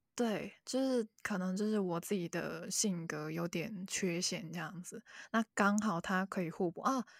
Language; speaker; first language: Chinese; native; Chinese